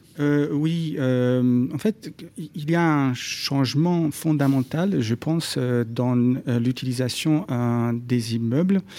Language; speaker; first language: French; non-native, fluent; Hungarian